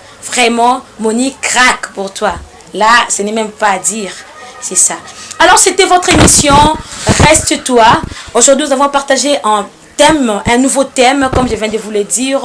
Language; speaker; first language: French; non-native, local second language; Lingala